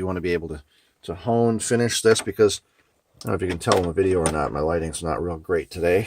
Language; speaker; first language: English; native; English